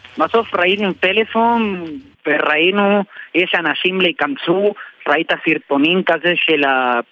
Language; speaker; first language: Hebrew; non-native, learner; Spanish